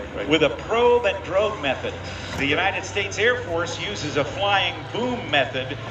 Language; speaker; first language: English; native; English